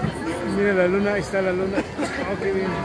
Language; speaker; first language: Spanish; native; Spanish